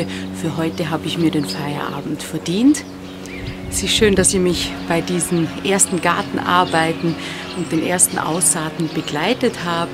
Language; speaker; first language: German; native; German